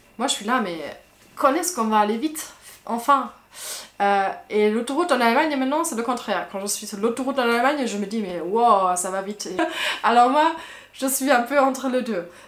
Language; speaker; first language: French; non-native, fluent; German